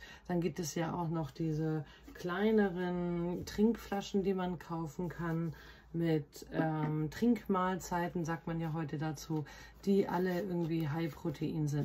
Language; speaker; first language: German; native; German